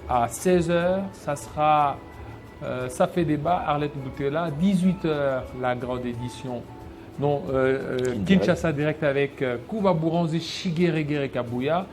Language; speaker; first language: French; non-native, local second language; Lingala